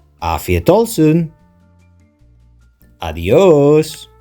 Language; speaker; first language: Turkish; non-native, learner; Spanish